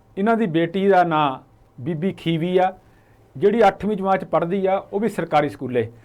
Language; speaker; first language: Punjabi; native; Punjabi